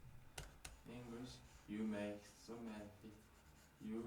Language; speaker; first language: English; non-native, learner; Korean